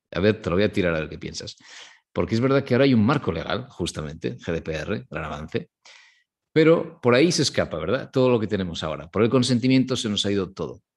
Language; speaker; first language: Spanish; native; Spanish